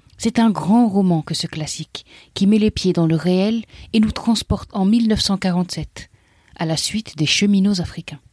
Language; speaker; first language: French; native; French